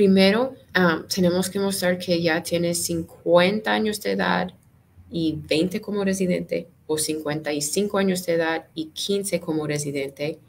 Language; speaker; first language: Spanish; non-native, fluent; English